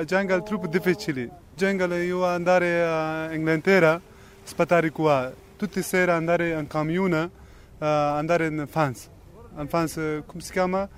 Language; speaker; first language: Italian; non-native, learner; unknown